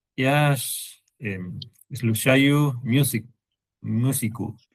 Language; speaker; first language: Russian; non-native, learner; Spanish